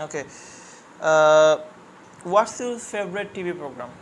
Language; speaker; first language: English; non-native, fluent; Bangla